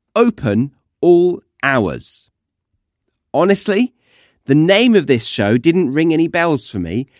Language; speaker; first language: English; native; English